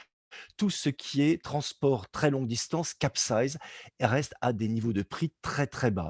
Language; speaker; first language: French; native; French